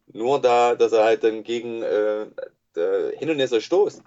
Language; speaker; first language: German; non-native, fluent; English